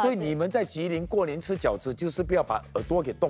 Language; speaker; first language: Chinese; native; Chinese